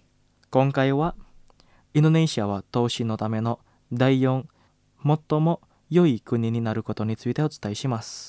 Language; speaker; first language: Japanese; non-native, fluent; Indonesian